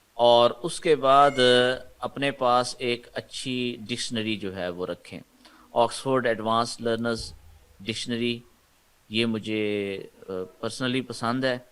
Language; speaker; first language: Urdu; non-native, local second language; Punjabi